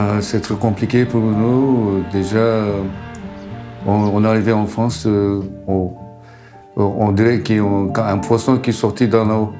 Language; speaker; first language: French; non-native, learner; Turkish